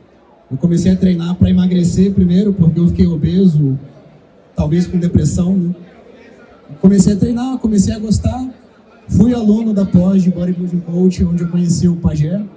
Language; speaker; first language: Portuguese; native; Portuguese